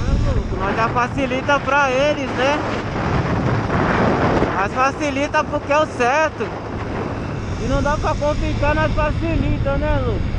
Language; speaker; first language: Portuguese; native; Portuguese